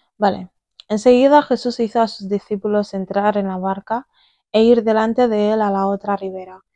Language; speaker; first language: Spanish; early bilingual, other home language; English